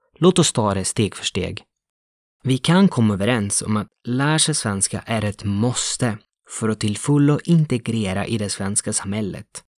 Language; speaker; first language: Swedish; non-native, fluent; Italian